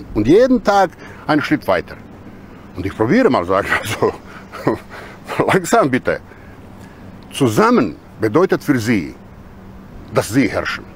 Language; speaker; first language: German; non-native, fluent; Croatian